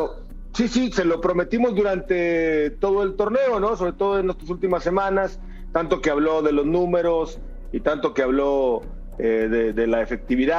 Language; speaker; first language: Spanish; native; Spanish